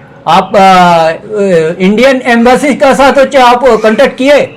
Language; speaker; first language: Hindi; non-native, local second language; Bangla